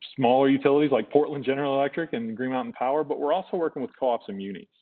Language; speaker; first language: English; native; English